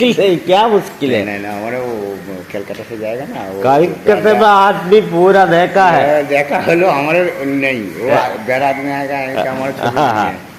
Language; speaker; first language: Hindi; non-native, local second language; Bangla